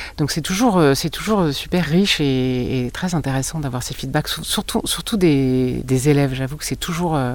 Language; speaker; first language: French; native; French